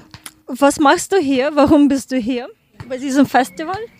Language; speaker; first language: German; non-native, learner; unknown